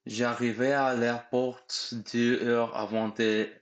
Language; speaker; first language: French; non-native, learner; English